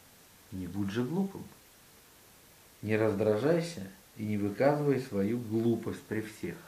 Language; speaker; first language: Russian; native; Russian